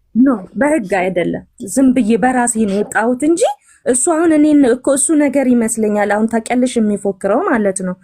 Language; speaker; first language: Amharic; native; Amharic